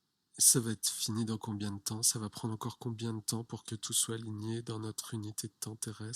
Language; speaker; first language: French; native; French